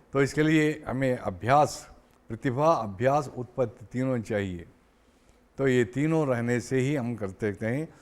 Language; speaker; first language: Hindi; non-native, local second language; Telugu